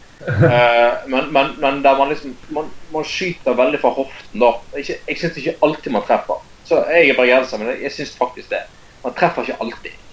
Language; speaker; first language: Norwegian; native; Norwegian